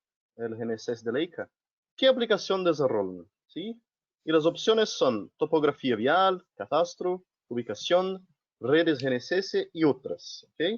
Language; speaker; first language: Spanish; non-native, local second language; Portuguese